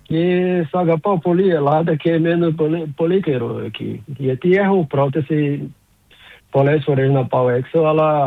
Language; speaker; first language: Greek; non-native, learner; Portuguese